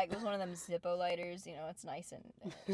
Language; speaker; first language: English; native; English